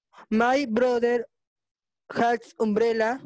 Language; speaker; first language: English; non-native, learner; Spanish